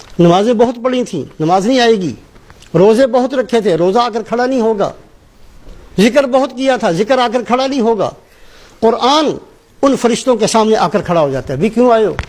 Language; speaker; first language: Urdu; non-native, local second language; Punjabi